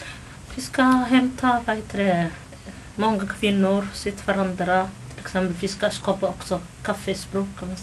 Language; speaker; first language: Swedish; non-native, learner; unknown